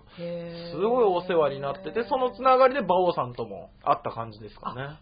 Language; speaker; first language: Japanese; native; Japanese